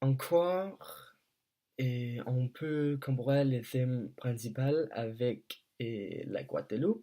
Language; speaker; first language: French; non-native, learner; Danish